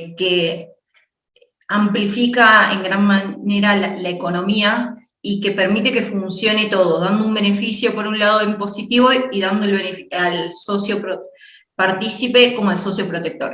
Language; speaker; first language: Spanish; native; Spanish